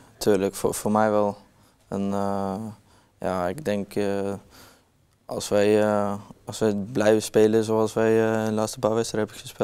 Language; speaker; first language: Dutch; non-native, learner; Norwegian